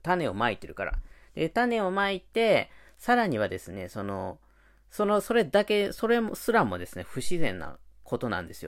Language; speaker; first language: Japanese; native; Japanese